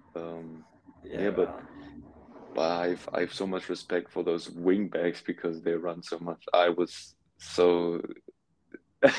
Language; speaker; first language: English; non-native, fluent; German